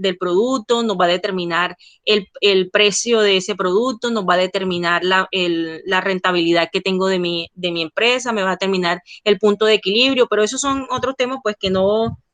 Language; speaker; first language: Spanish; native; Spanish